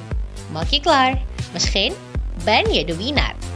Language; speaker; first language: Dutch; non-native, fluent; Indonesian